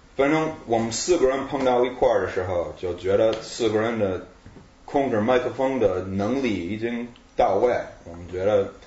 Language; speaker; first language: Chinese; non-native, fluent; English